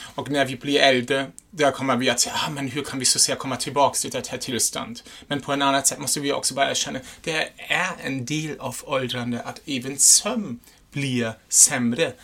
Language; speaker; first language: Swedish; non-native, fluent; German